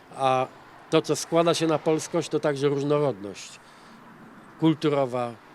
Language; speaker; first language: Polish; native; Polish